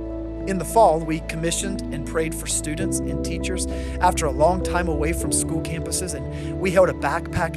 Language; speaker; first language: English; native; English